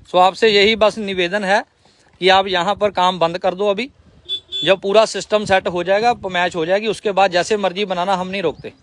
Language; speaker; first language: Hindi; non-native, local second language; Punjabi